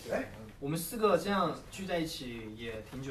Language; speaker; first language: Chinese; native; Chinese